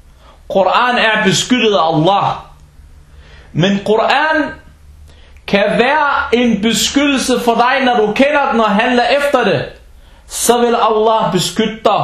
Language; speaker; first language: Danish; early bilingual, other home language; Arabic